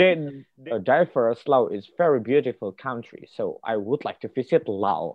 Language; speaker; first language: English; non-native, fluent; Indonesian